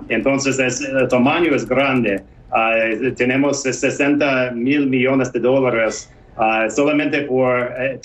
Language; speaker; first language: Spanish; non-native, fluent; English